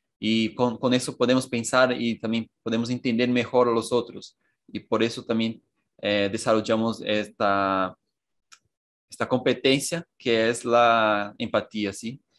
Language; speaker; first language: Spanish; non-native, fluent; Portuguese